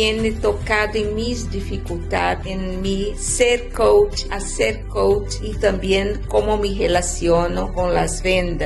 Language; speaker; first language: Spanish; non-native, fluent; Portuguese